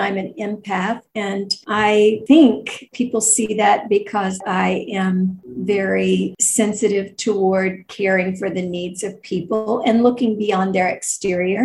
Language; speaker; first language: English; native; English